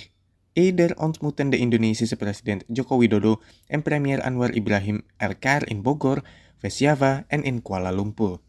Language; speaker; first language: Dutch; non-native, fluent; Indonesian